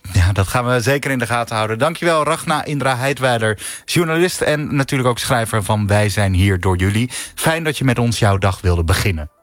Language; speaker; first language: Dutch; native; Dutch